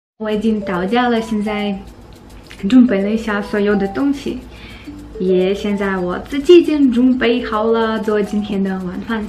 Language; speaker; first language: Chinese; non-native, learner; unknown